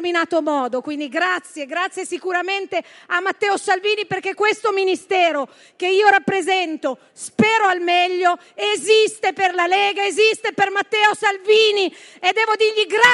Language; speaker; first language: Italian; native; Italian